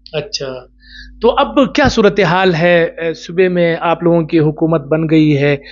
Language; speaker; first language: Urdu; non-native, local second language; Pashto